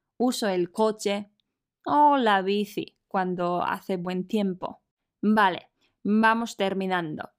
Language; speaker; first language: Spanish; non-native, fluent; Polish